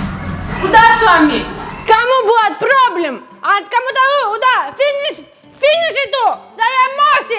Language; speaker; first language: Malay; non-native, learner; Russian